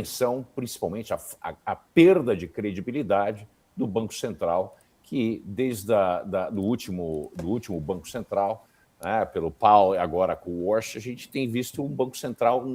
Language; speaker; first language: Portuguese; native; Portuguese